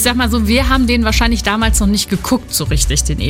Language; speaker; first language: German; native; German